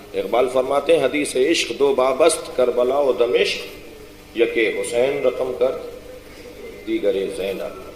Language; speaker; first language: Urdu; non-native, local second language; Sindhi